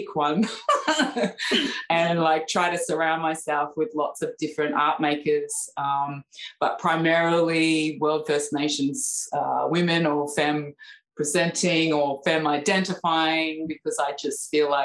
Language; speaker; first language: English; native; English